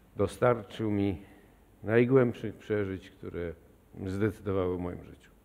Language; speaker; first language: Polish; native; Polish